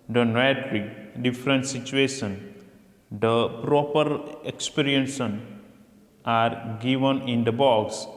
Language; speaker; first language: English; non-native, local second language; Gujarati